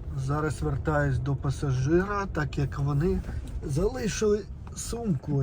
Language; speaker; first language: Ukrainian; non-native, local second language; Russian